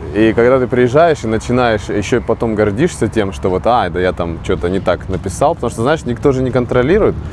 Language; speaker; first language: Russian; native; Russian